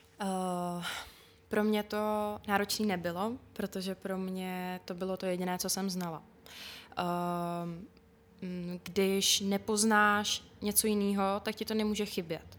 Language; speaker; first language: Czech; native; Czech